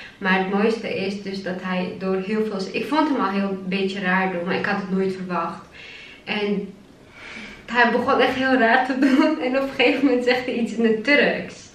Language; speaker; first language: Dutch; early bilingual, other home language; Chechen